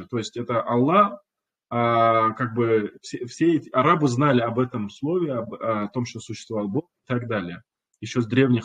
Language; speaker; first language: Russian; non-native, local second language; Kumyk